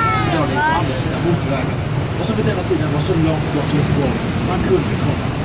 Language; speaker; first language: Swedish; native; Swedish